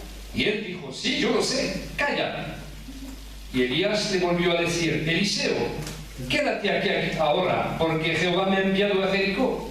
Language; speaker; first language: Spanish; early bilingual, heritage; French